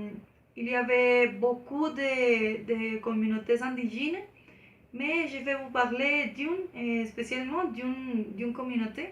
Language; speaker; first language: French; non-native, learner; Spanish